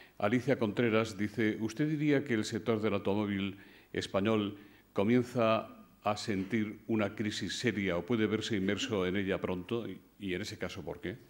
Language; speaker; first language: Spanish; native; Spanish